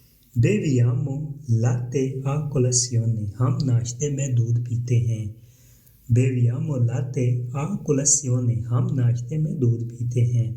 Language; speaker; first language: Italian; non-native, learner; Urdu